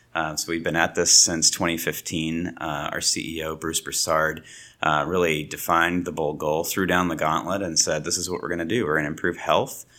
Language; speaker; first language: English; native; English